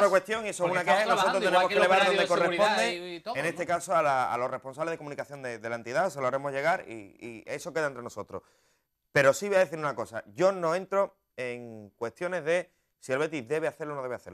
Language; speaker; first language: Spanish; native; Spanish